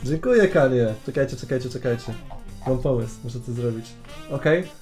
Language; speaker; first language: Polish; native; Polish